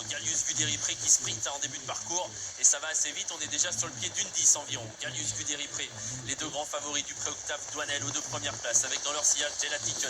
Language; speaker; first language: French; native; French